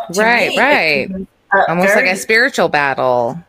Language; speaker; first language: English; early bilingual, other home language; Norwegian